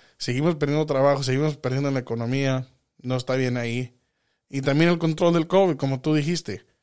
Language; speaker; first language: Spanish; early bilingual, heritage; Spanish